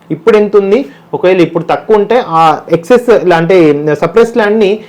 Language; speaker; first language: Telugu; native; Telugu